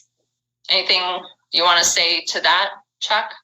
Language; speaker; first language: English; native; English